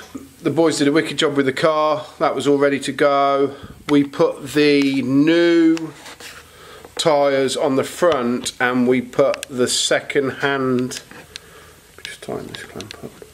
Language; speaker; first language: English; native; English